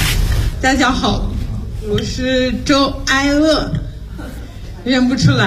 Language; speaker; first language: Chinese; non-native, fluent; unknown